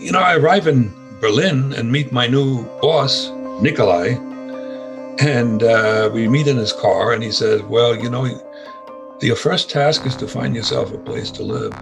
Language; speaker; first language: English; non-native, fluent; German